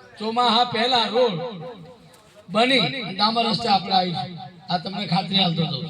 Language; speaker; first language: Gujarati; native; Gujarati